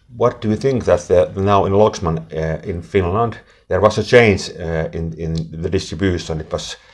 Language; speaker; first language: English; non-native, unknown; Finnish